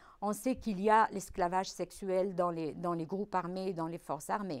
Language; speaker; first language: French; non-native, local second language; Arabic